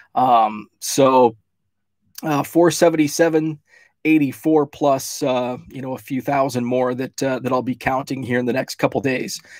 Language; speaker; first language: English; native; English